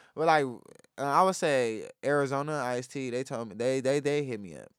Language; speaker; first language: English; native; English